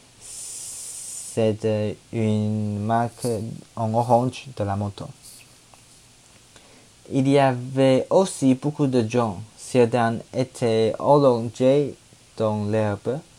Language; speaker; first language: French; non-native, learner; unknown